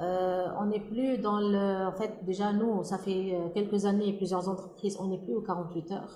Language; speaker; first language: French; non-native, local second language; Arabic